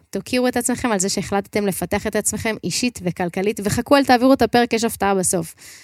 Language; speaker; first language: Hebrew; native; Hebrew